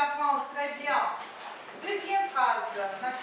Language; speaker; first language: French; non-native, fluent; Ukrainian